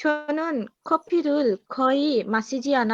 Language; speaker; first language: Korean; non-native, learner; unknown